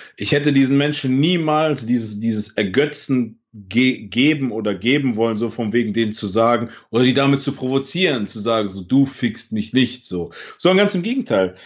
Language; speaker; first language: German; early bilingual, other home language; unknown